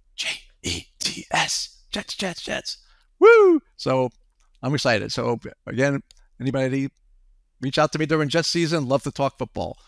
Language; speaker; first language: English; native; English